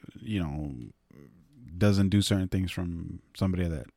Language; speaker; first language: English; early bilingual, other home language; Spanish